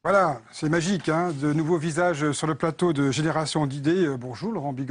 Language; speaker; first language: French; native; French